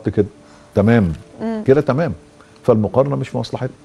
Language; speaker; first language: Arabic; native; Arabic